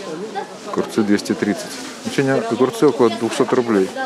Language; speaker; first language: Russian; native; Russian